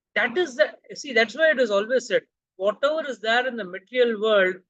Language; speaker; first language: English; non-native, local second language; Hindi